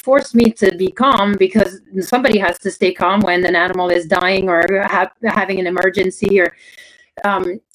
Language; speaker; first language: English; non-native, fluent; French